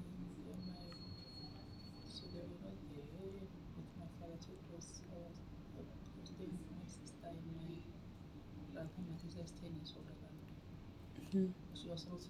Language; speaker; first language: English; non-native, local second language; Tswana